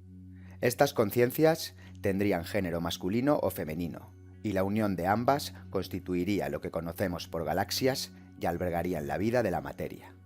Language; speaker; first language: Spanish; native; Spanish